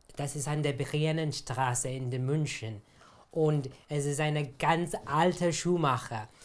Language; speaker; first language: German; non-native, learner; English